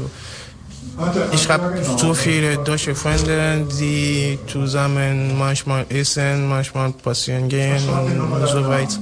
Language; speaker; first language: German; non-native, learner; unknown